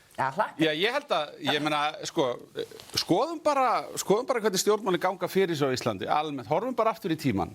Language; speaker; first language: Icelandic; native; Icelandic